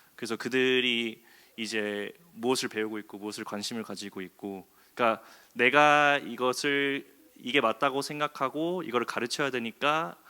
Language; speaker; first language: Korean; early bilingual, heritage; Korean